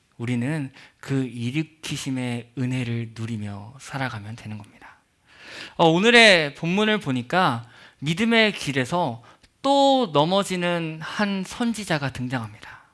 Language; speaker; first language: Korean; native; Korean